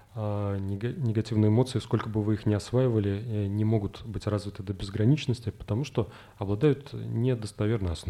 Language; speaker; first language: Russian; native; Russian